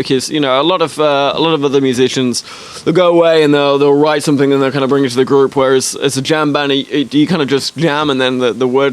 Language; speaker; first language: English; native; English